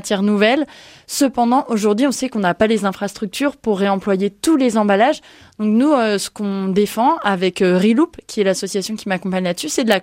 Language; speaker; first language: French; native; French